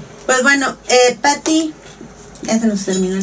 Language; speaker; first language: Spanish; native; Spanish